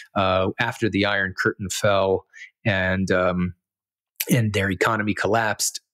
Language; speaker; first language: English; native; English